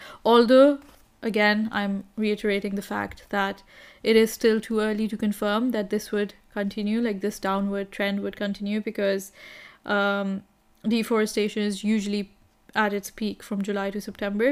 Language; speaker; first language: English; non-native, local second language; Urdu